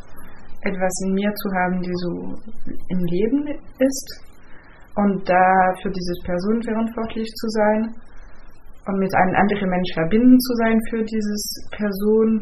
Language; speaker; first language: German; non-native, fluent; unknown